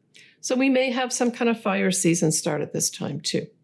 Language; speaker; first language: English; native; English